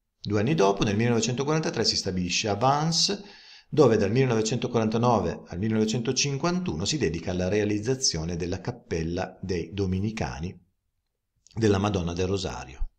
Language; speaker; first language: Italian; native; Italian